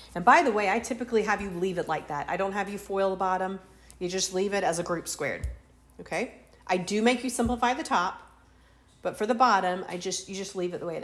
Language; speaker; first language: English; native; English